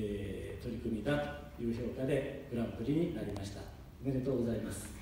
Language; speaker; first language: Japanese; native; Japanese